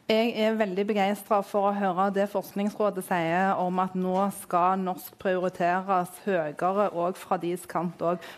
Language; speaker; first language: Norwegian; non-native, fluent; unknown